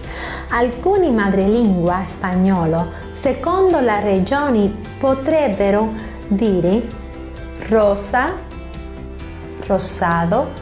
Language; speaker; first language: Italian; non-native, fluent; Spanish